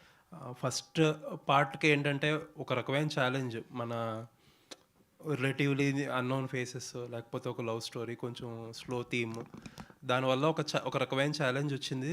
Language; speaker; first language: Telugu; native; Telugu